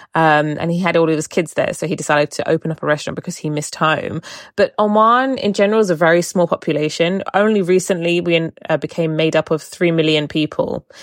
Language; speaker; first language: English; native; English